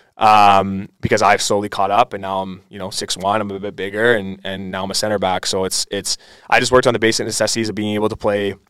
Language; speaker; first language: English; native; English